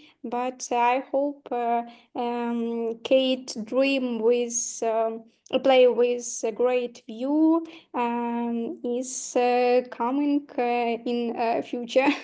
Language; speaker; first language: English; non-native, learner; Ukrainian